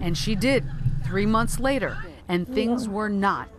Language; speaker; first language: English; native; English